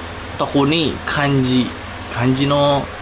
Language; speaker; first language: Japanese; non-native, learner; Indonesian